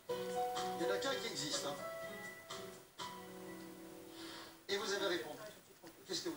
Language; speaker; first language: French; native; French